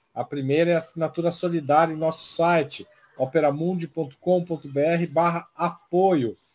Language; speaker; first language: Spanish; non-native, learner; Portuguese